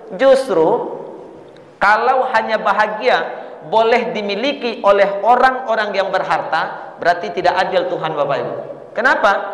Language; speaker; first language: Malay; non-native, local second language; Minangkabau